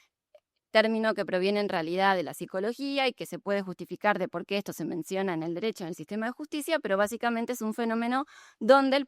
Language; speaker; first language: Spanish; native; Spanish